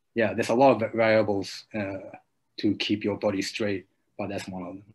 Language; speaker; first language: English; early bilingual, other home language; Japanese